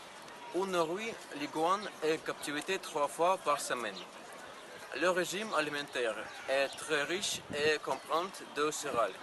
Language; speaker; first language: French; non-native, learner; Russian